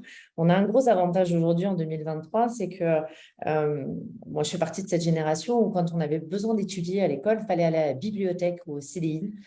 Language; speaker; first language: French; native; French